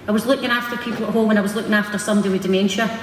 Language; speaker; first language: English; native; English